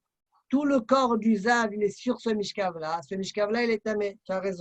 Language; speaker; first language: French; native; French